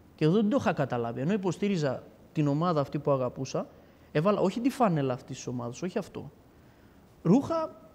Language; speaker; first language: Greek; early bilingual, other home language; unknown